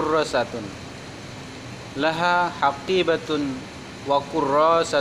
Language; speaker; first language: Arabic; non-native, learner; Indonesian